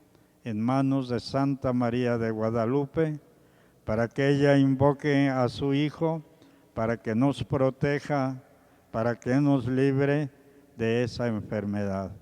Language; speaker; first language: Spanish; native; Spanish